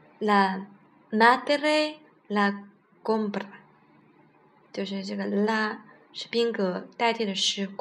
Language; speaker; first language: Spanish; non-native, learner; Chinese